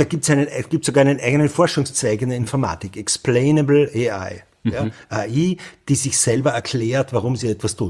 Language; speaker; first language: German; native; German